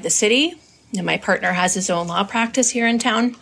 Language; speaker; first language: English; native; English